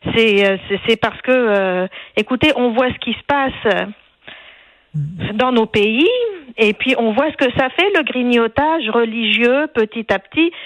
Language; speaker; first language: French; non-native, local second language; Arabic